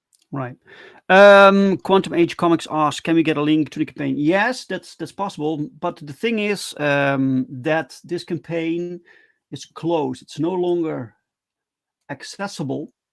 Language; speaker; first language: English; non-native, fluent; Dutch